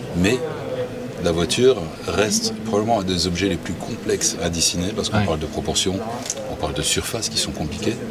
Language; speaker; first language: French; native; French